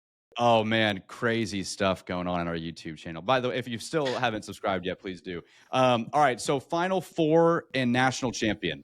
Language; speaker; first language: English; native; English